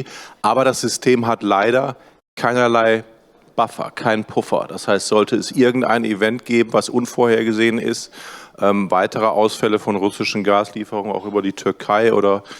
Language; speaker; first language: German; native; German